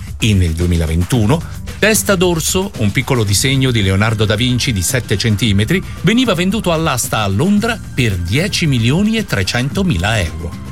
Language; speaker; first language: Italian; native; Italian